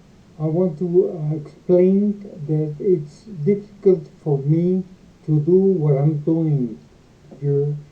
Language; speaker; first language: English; non-native, learner; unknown